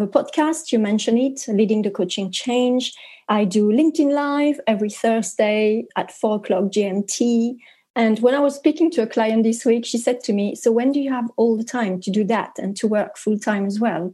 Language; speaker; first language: English; non-native, fluent; French